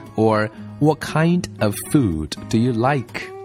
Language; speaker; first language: English; non-native, fluent; Chinese